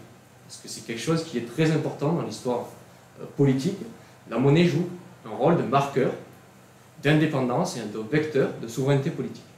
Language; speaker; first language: French; native; French